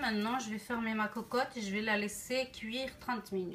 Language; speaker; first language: French; non-native, local second language; Arabic